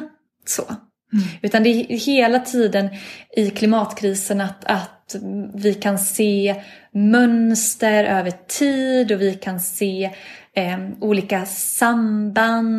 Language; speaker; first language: Swedish; native; Swedish